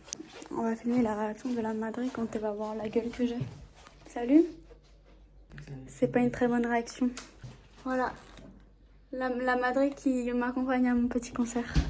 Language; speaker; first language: French; native; French